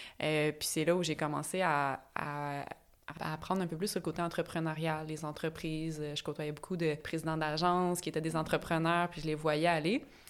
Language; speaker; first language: French; native; French